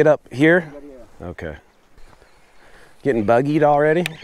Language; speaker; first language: English; native; English